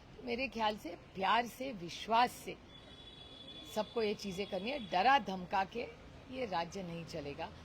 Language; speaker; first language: Hindi; non-native, local second language; Marathi